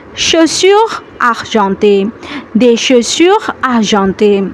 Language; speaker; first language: French; non-native, learner; Bangla